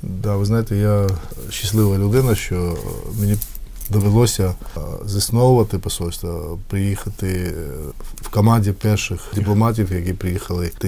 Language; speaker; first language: Ukrainian; non-native, fluent; Georgian